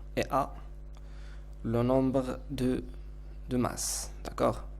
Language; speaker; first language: French; non-native, local second language; Arabic